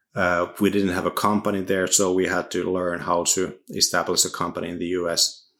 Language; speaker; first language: English; non-native, fluent; Finnish